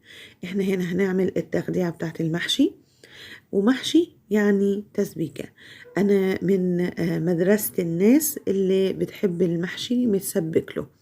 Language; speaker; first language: Arabic; native; Arabic